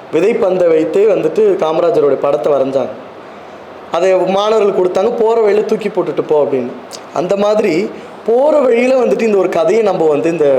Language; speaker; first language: Tamil; native; Tamil